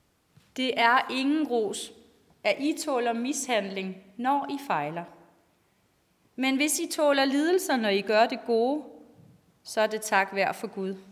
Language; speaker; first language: Danish; native; Danish